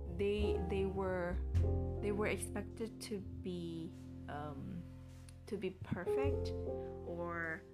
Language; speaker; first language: English; non-native, fluent; Indonesian